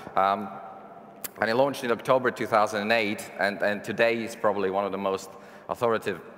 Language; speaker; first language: English; non-native, fluent; Serbian